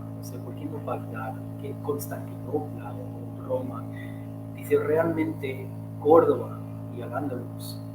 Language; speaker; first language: Spanish; non-native, fluent; English